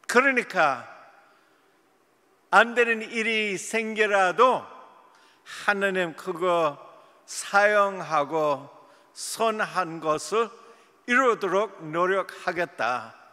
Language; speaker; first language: Korean; non-native, fluent; English